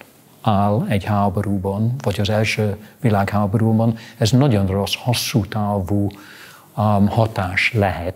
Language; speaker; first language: Hungarian; non-native, fluent; English